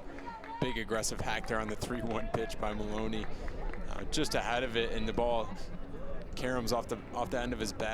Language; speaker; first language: English; native; English